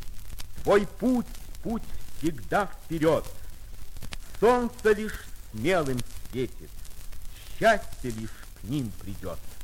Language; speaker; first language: Russian; native; Russian